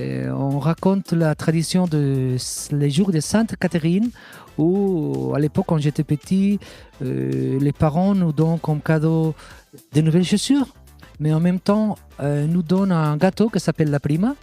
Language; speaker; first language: French; non-native, fluent; Catalan